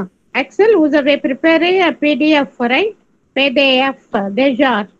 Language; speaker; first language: French; non-native, learner; Tamil